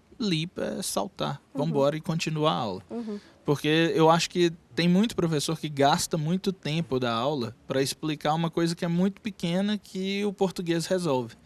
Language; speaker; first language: Portuguese; native; Portuguese